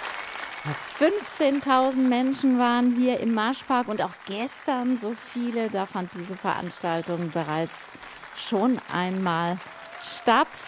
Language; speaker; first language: German; native; German